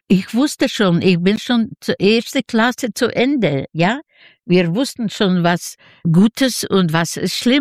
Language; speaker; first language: German; non-native, fluent; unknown